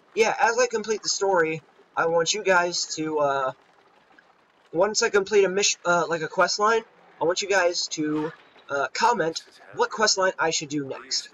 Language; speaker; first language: English; native; English